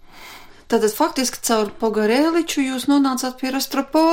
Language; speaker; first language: Latvian; native; Latvian